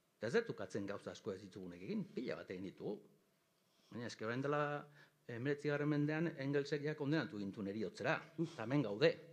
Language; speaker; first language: Basque; native; Basque